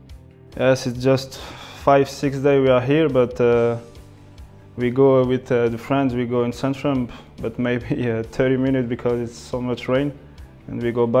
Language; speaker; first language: English; non-native, learner; French